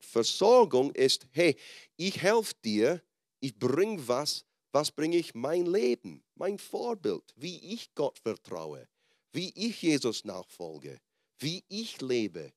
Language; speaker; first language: German; non-native, fluent; English